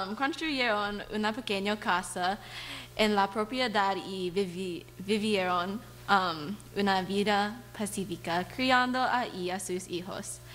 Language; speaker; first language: Spanish; non-native, learner; English